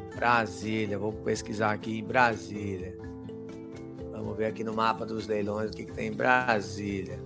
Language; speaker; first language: Portuguese; native; Portuguese